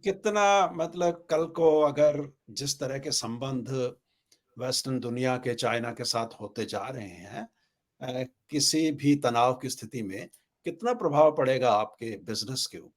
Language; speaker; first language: Hindi; native; Hindi